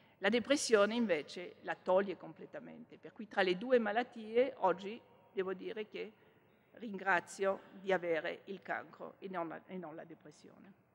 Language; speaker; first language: Italian; non-native, fluent; French